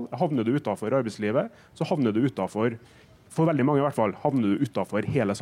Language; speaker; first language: Norwegian; native; Norwegian